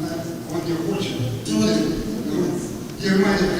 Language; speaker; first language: Russian; non-native, local second language; Kazakh